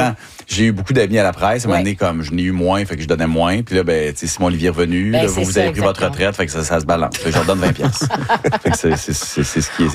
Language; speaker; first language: French; native; French